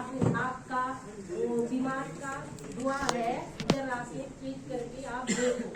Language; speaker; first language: Hindi; non-native, learner; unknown